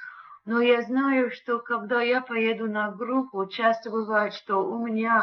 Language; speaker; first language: Russian; non-native, learner; English